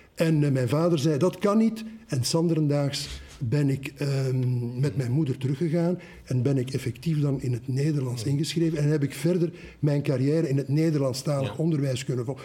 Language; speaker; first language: Dutch; native; Dutch